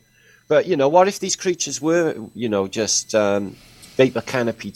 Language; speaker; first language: English; native; English